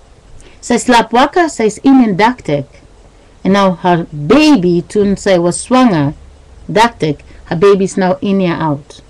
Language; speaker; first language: Dutch; non-native, learner; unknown